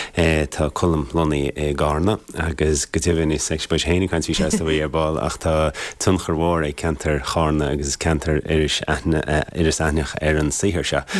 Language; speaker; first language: Irish; native; Irish